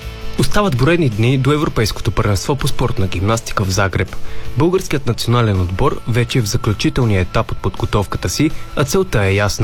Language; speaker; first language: Bulgarian; native; Bulgarian